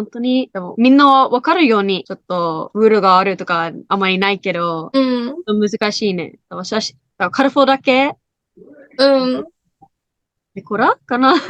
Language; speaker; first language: Japanese; non-native, learner; English